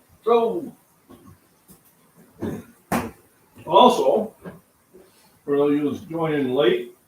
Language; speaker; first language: English; native; English